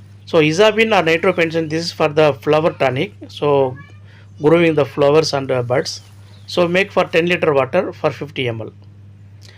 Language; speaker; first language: English; non-native, local second language; Tamil